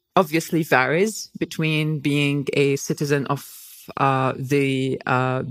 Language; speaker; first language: English; non-native, fluent; Hebrew